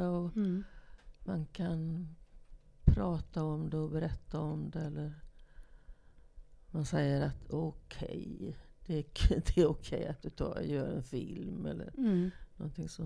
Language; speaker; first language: Swedish; native; Swedish